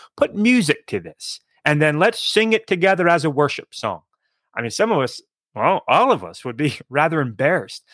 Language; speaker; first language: English; native; English